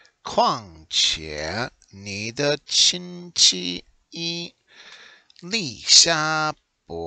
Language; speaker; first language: Chinese; non-native, learner; English